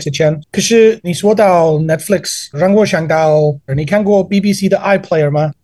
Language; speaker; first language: Chinese; non-native, learner; English